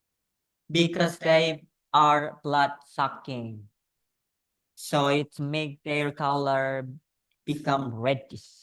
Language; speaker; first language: English; non-native, learner; Indonesian